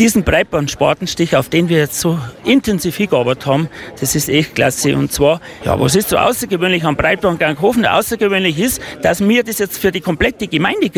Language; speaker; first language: German; native; German